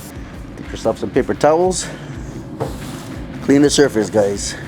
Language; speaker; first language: English; native; English